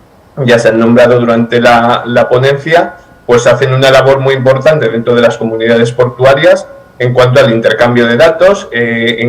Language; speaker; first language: Spanish; native; Spanish